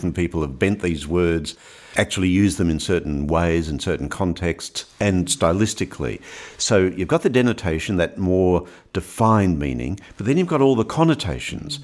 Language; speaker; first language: English; native; English